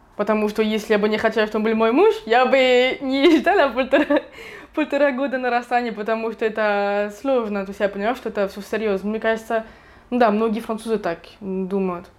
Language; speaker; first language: Russian; non-native, fluent; French